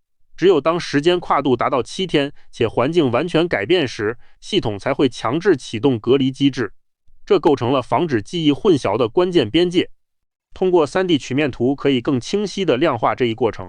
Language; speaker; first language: Chinese; native; Chinese